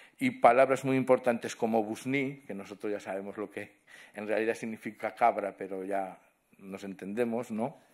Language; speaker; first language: Spanish; non-native, local second language; Catalan